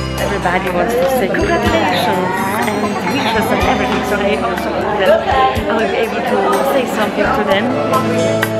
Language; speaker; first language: English; non-native, fluent; Polish